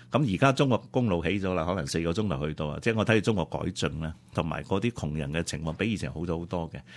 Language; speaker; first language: Cantonese; native; Cantonese